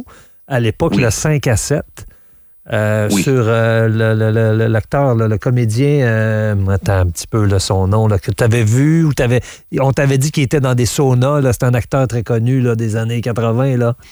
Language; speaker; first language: French; native; French